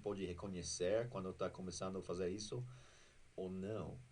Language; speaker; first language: Portuguese; non-native, fluent; English